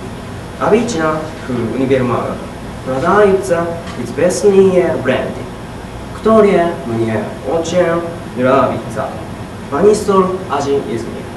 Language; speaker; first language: Russian; non-native, learner; Japanese